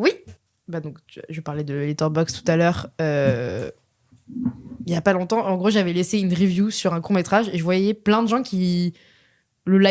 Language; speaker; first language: French; native; French